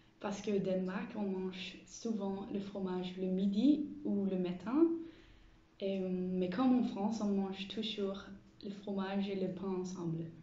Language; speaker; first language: French; non-native, fluent; Danish